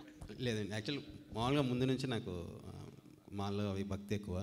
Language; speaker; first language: Telugu; native; Telugu